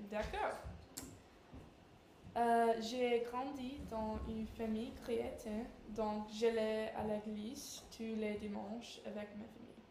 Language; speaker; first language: French; non-native, learner; English